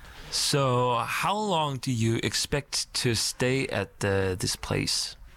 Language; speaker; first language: English; non-native, fluent; Danish